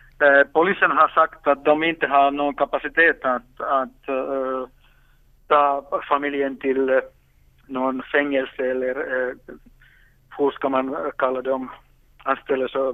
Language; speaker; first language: Swedish; non-native, local second language; Finnish